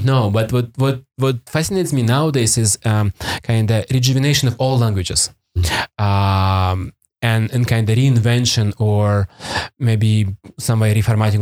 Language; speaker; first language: English; non-native, fluent; Russian